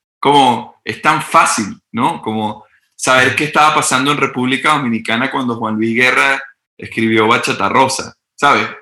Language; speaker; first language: Spanish; native; Spanish